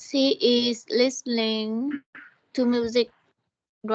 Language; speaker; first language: English; non-native, learner; Vietnamese